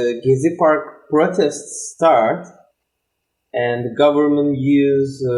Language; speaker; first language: English; non-native, learner; Turkish